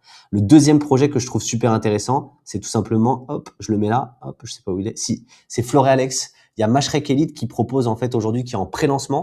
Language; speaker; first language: French; native; French